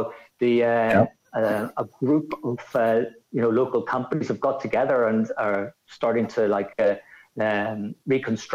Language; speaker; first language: English; native; English